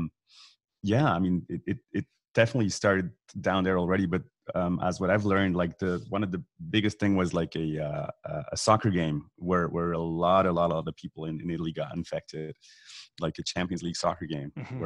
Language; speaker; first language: English; non-native, fluent; Swiss German